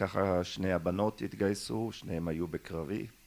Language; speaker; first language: Hebrew; non-native, local second language; German